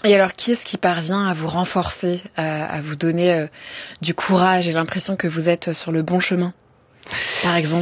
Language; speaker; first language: French; native; French